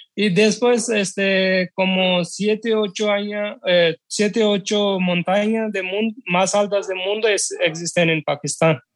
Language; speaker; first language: Spanish; non-native, learner; Urdu